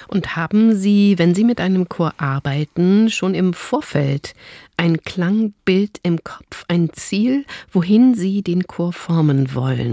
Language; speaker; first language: German; native; German